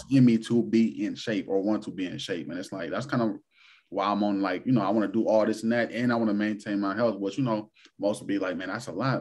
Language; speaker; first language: English; native; English